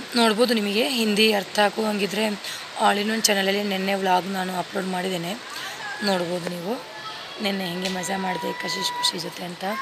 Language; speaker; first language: Kannada; non-native, local second language; Marwari